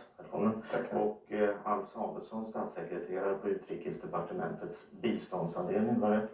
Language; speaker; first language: Swedish; native; Swedish